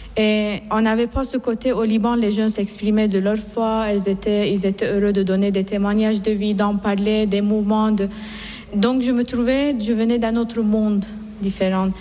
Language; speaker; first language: French; non-native, fluent; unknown